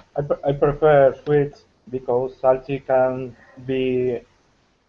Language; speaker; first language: English; non-native, learner; Spanish